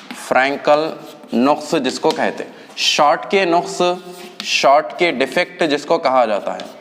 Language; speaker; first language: Urdu; native; Urdu